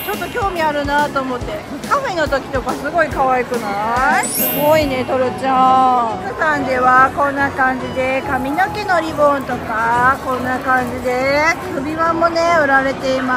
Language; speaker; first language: Japanese; native; Japanese